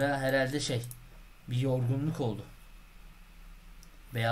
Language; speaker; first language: Turkish; native; Turkish